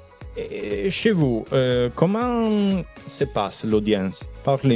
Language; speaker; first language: French; non-native, learner; Italian